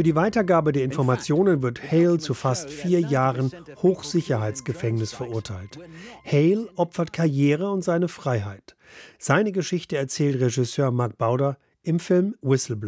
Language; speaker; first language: German; native; German